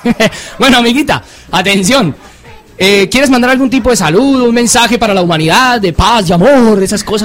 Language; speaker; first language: Spanish; native; Spanish